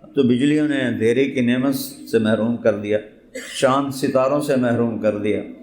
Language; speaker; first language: Urdu; non-native, local second language; Punjabi